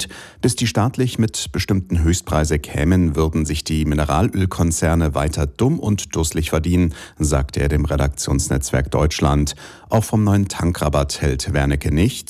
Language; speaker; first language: German; native; German